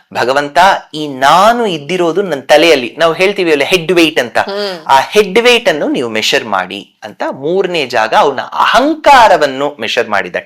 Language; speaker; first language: Kannada; non-native, local second language; Tamil